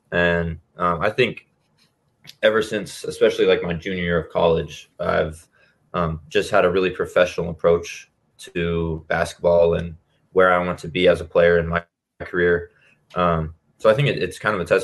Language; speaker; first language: English; native; English